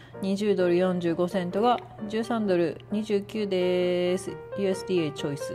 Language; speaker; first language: Japanese; native; Japanese